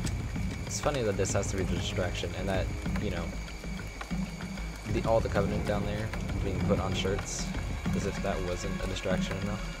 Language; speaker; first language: English; native; English